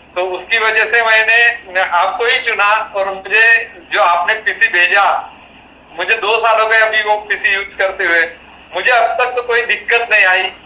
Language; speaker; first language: Hindi; non-native, local second language; Marathi